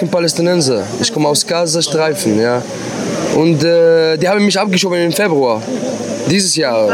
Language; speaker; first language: German; non-native, learner; Arabic